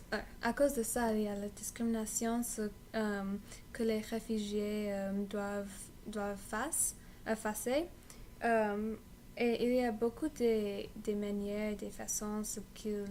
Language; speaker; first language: French; non-native, learner; English